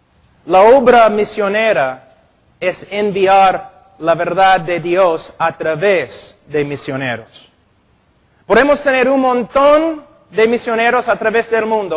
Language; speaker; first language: Spanish; non-native, fluent; English